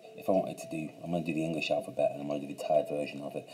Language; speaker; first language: English; native; English